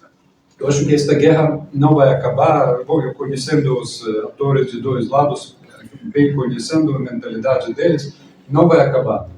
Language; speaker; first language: Portuguese; non-native, fluent; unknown